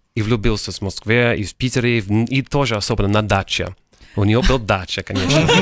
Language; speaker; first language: Russian; non-native, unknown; English